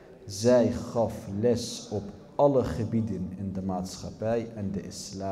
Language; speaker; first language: Dutch; early bilingual, other home language; Arabic